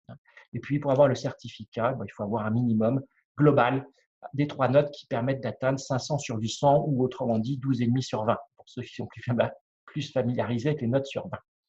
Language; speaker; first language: French; native; French